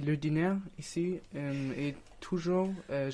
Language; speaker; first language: French; non-native, learner; German